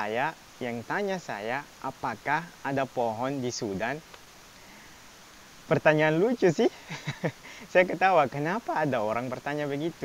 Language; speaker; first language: Indonesian; non-native, fluent; Arabic